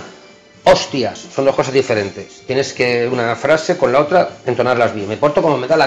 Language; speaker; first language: Spanish; native; Spanish